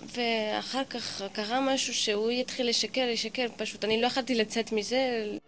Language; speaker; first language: Hebrew; non-native, fluent; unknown